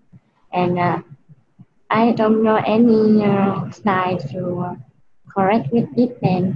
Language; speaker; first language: English; non-native, learner; Vietnamese